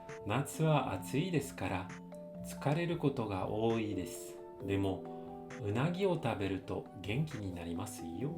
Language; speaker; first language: Japanese; non-native, fluent; French